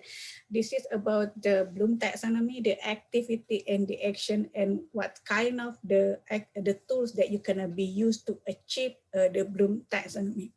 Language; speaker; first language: English; non-native, learner; Indonesian